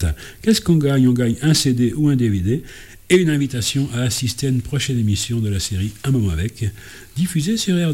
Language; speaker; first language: French; native; French